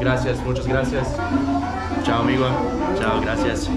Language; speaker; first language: Spanish; non-native, learner; English